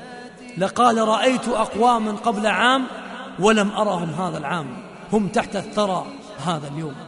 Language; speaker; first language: Arabic; native; Arabic